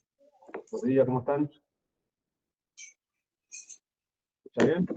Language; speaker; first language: Spanish; native; Spanish